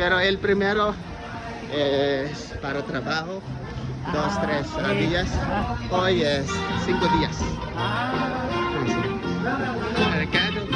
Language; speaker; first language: Spanish; non-native, learner; Filipino